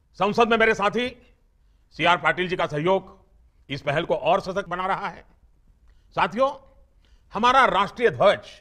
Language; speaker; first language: Hindi; non-native, local second language; Gujarati